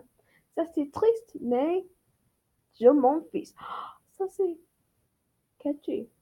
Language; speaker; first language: French; non-native, learner; English